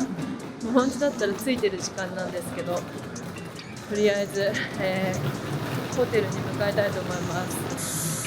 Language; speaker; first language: Japanese; native; Japanese